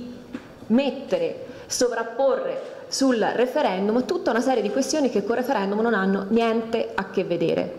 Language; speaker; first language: Italian; native; Italian